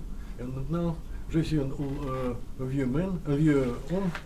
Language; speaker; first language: French; non-native, learner; Russian